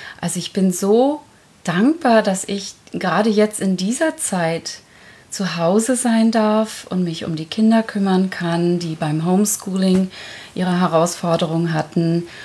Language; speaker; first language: German; early bilingual, other home language; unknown